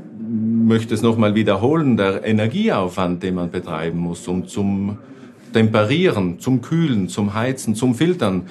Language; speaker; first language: German; native; German